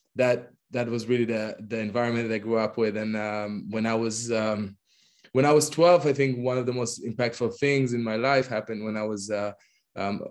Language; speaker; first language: English; non-native, fluent; Hebrew